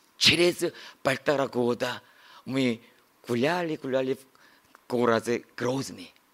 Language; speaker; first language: Russian; non-native, learner; Korean